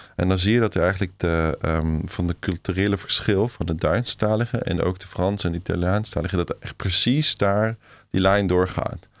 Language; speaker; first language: Dutch; non-native, fluent; Swiss German